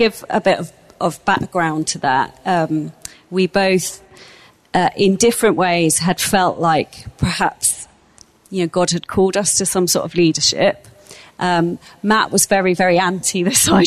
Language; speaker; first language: English; native; English